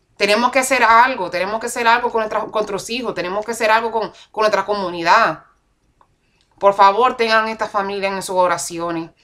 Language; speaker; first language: Spanish; early bilingual, heritage; Spanish